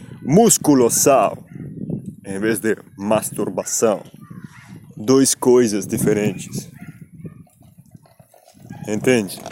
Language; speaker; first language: Portuguese; non-native, learner; Spanish